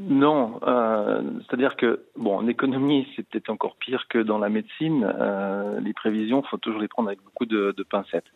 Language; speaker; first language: French; native; French